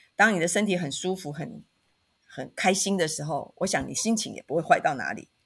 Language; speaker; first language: Chinese; native; Chinese